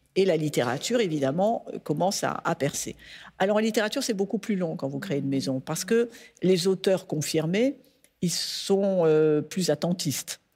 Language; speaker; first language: French; native; French